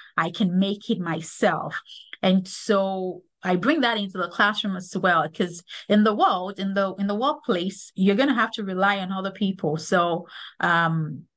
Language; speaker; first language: English; non-native, local second language; Yoruba